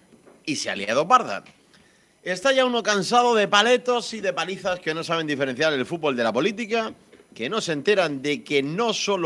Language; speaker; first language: Spanish; native; Spanish